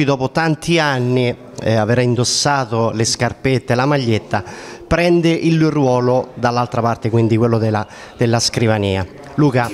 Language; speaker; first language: Italian; native; Italian